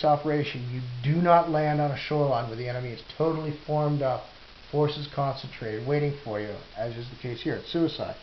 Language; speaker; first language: English; native; English